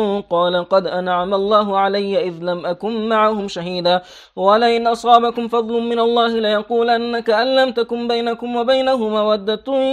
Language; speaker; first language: Arabic; non-native, fluent; Persian